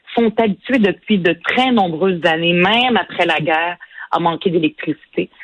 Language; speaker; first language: French; non-native, local second language; Arabic